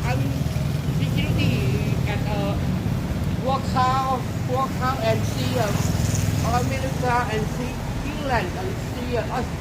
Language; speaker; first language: English; non-native, learner; Thai